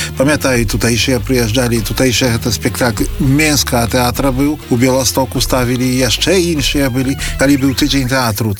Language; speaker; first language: Belarusian; native; Belarusian